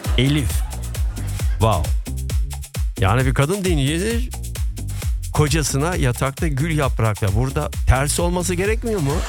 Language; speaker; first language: Turkish; early bilingual, heritage; Turkish